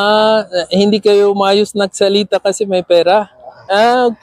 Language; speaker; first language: Filipino; non-native, learner; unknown